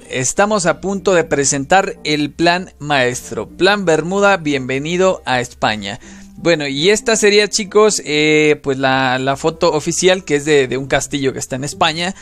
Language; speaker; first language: Spanish; native; Spanish